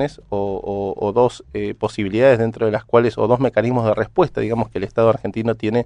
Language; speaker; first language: Spanish; native; Spanish